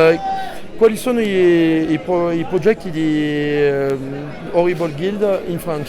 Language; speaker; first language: Italian; non-native, fluent; French